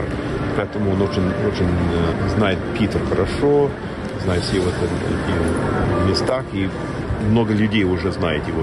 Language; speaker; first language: Russian; non-native, fluent; English